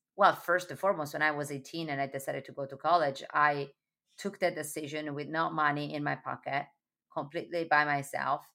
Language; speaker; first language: English; non-native, fluent; Italian